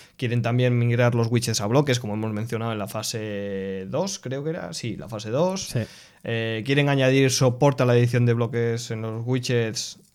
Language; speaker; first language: Spanish; native; Spanish